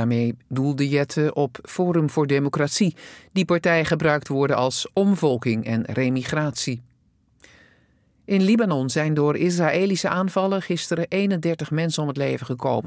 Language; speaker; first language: Dutch; native; Dutch